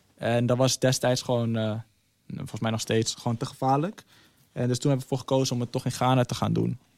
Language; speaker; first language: Dutch; early bilingual, other home language; Somali